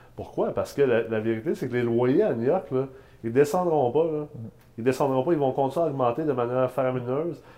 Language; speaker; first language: French; native; French